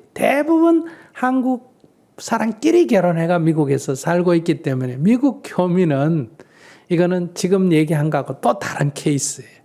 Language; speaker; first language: Korean; native; Korean